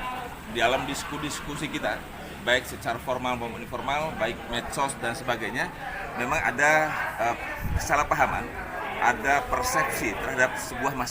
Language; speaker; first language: Indonesian; native; Indonesian